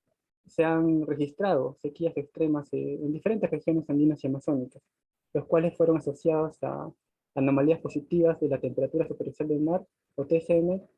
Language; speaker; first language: Spanish; native; Spanish